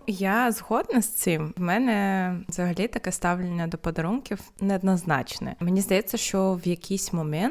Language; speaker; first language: Ukrainian; native; Ukrainian